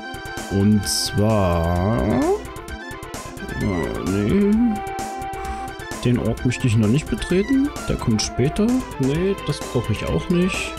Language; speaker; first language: German; native; German